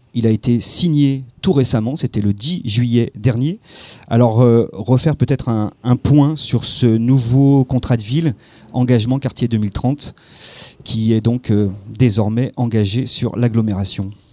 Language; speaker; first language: French; native; French